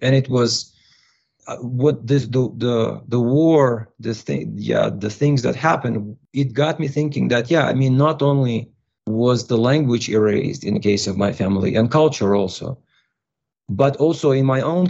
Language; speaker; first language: English; non-native, fluent; Russian